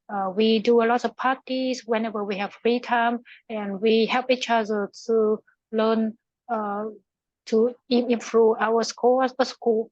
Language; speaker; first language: English; non-native, learner; Vietnamese